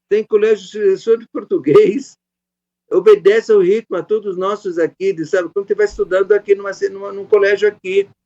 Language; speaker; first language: Portuguese; non-native, fluent; Arabic